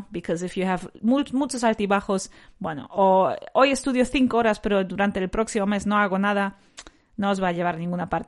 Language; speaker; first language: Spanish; native; Spanish